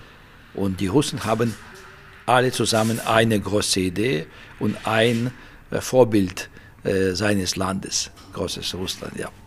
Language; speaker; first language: German; non-native, fluent; Russian